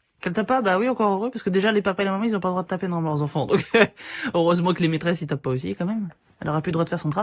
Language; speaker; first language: French; native; French